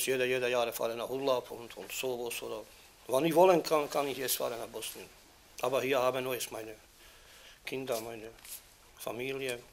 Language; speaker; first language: German; non-native, learner; Bosnian